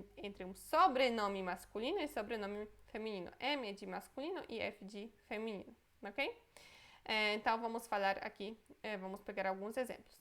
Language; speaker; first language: Portuguese; non-native, fluent; Polish